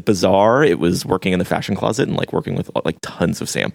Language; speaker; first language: English; native; English